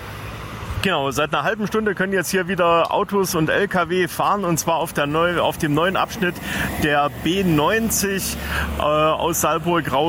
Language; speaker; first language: German; native; German